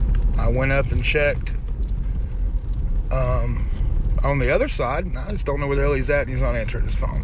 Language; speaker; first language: English; native; English